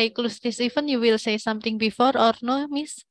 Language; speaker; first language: English; non-native, fluent; Indonesian